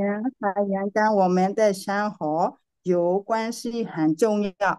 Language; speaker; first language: Chinese; non-native, learner; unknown